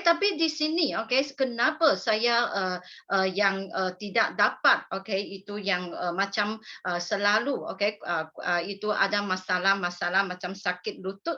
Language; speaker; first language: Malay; non-native, local second language; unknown